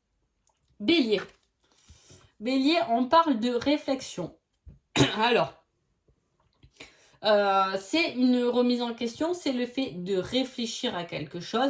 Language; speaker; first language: French; native; French